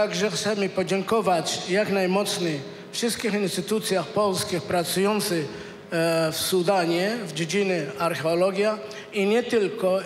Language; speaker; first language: Polish; non-native, fluent; Arabic